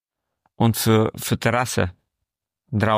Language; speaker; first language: German; non-native, learner; Romanian